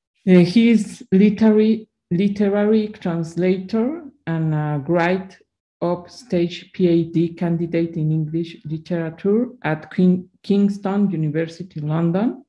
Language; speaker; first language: English; non-native, learner; Spanish